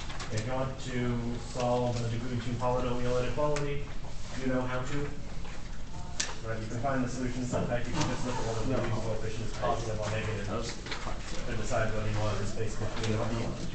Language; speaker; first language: English; native; English